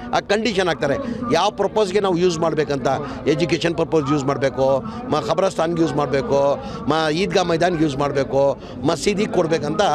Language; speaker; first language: Kannada; non-native, local second language; Urdu